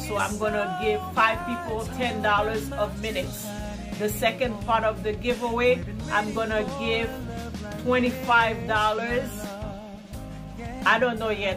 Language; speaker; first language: English; non-native, fluent; Haitian Creole